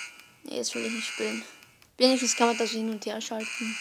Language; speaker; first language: German; native; German